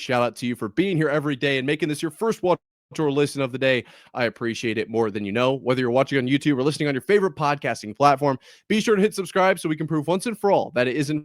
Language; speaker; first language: English; native; English